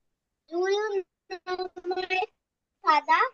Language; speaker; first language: English; non-native, learner; Bangla